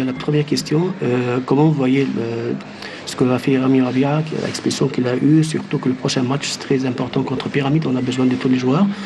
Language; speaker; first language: French; non-native, fluent; Arabic